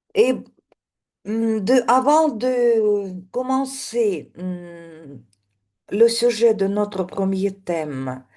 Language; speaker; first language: French; non-native, fluent; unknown